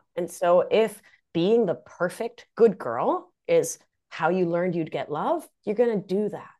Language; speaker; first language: English; early bilingual, other home language; Spanish